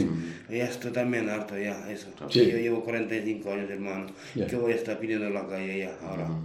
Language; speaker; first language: Spanish; non-native, fluent; Romanian